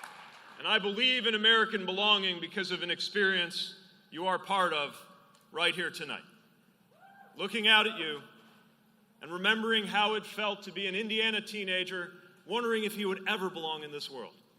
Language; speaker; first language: English; native; English